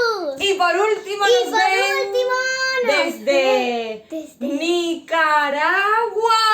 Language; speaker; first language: Spanish; native; Spanish